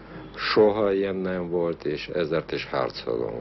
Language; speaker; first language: Hungarian; non-native, fluent; Armenian